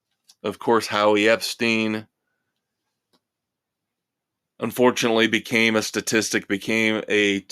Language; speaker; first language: English; native; English